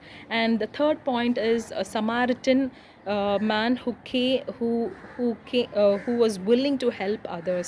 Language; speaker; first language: English; non-native, local second language; Tamil